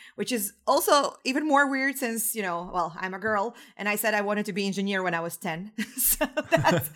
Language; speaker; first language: English; non-native, fluent; Croatian